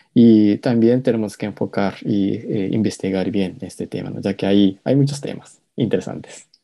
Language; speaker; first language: Spanish; non-native, learner; Japanese